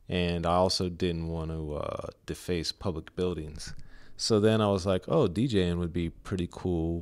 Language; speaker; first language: English; native; English